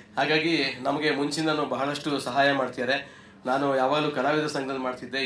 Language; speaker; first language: Kannada; native; Kannada